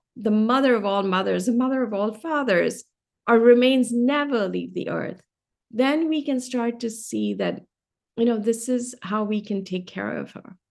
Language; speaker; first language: English; non-native, local second language; Hindi